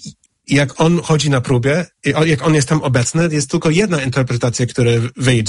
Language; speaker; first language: Polish; non-native, fluent; English